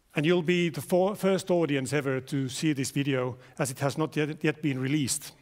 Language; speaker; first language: English; non-native, fluent; Finnish